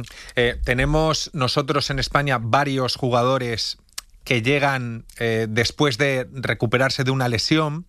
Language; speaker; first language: Spanish; native; Spanish